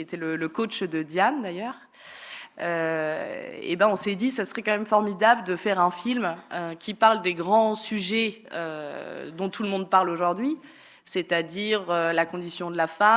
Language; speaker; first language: French; native; French